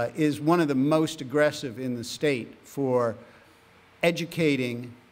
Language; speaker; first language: English; native; English